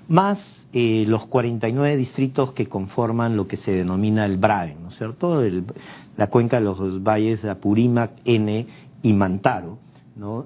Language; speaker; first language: Spanish; native; Spanish